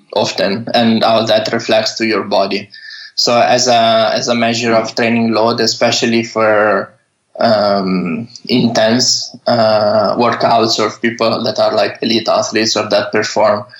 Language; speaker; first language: English; non-native, fluent; Italian